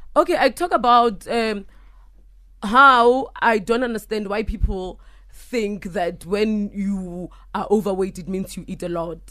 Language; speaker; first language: English; non-native, local second language; Northern Sotho